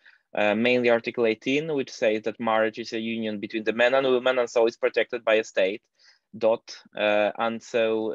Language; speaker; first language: English; non-native, fluent; Polish